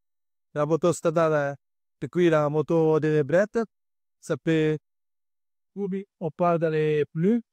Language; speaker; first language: French; non-native, learner; Italian